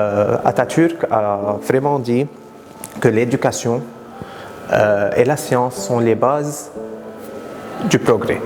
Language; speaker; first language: French; non-native, local second language; Arabic